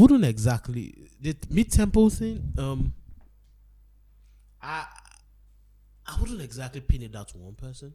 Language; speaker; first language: English; non-native, local second language; Yoruba